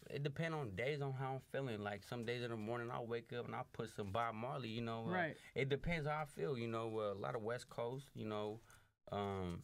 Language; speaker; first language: English; native; English